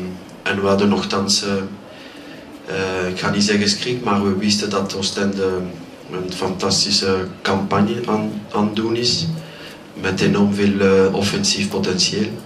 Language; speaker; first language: Dutch; non-native, local second language; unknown